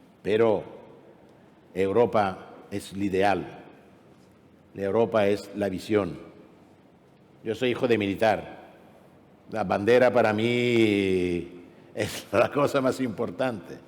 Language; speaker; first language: Spanish; non-native, fluent; Italian